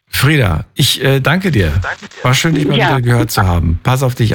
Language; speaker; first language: German; native; German